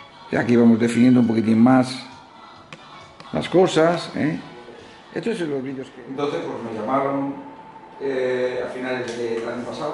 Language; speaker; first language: Spanish; native; Spanish